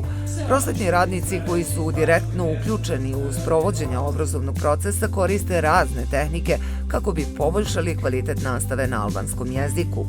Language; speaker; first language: Serbian; native; Serbian